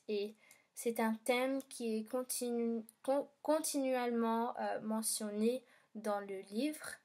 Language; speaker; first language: French; non-native, learner; English